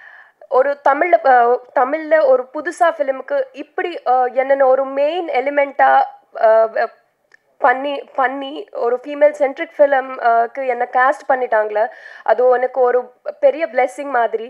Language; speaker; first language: Tamil; non-native, learner; Telugu